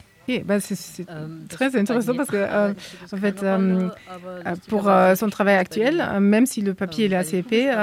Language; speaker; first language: French; non-native, fluent; German